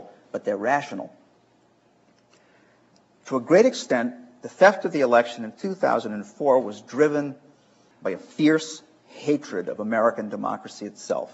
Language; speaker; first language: English; native; English